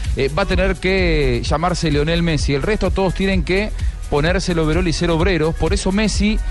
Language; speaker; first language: Spanish; native; Spanish